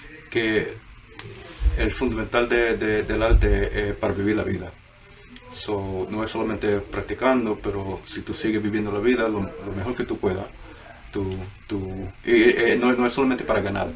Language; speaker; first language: Spanish; early bilingual, heritage; Spanish